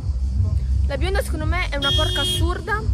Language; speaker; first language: Italian; native; Italian